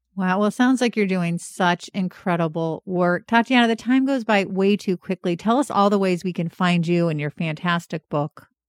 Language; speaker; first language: English; native; English